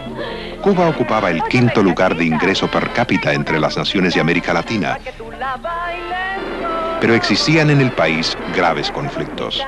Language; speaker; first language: Spanish; native; Spanish